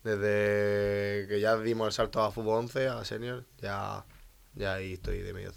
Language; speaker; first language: Spanish; native; Spanish